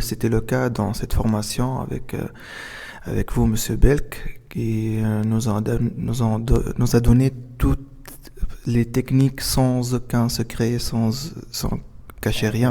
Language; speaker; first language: French; non-native, local second language; Arabic